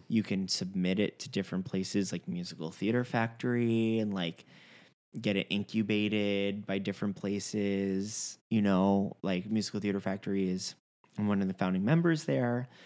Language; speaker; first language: English; native; English